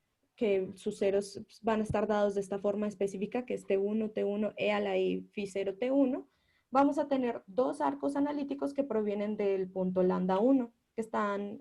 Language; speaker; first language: Spanish; native; Spanish